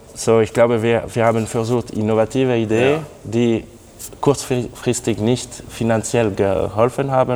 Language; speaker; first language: German; non-native, local second language; French